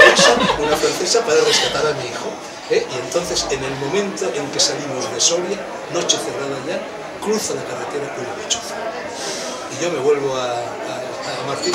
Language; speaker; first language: Spanish; native; Spanish